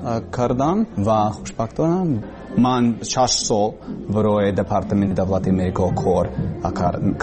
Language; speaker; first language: Persian; non-native, learner; English